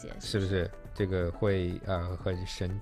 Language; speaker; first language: Chinese; native; Chinese